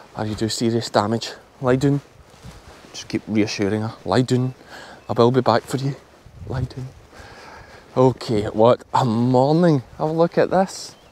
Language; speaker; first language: English; native; English